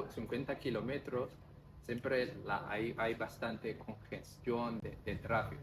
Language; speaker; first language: Spanish; non-native, fluent; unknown